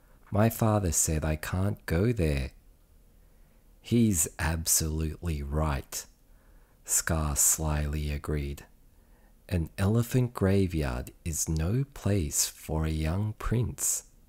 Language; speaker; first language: English; early bilingual, other home language; Japanese